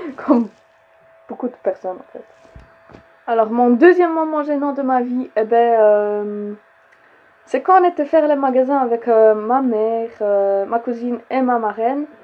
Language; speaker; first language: French; early bilingual, other home language; Polish